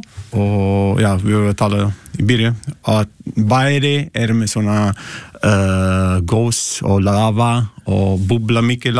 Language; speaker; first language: Icelandic; non-native, learner; Italian